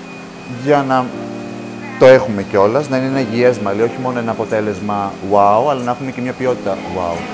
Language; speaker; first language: Greek; native; Greek